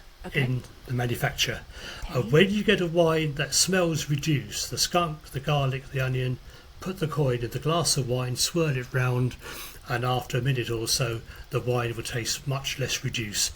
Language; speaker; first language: English; native; English